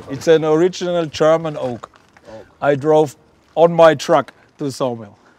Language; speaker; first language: English; non-native, learner; German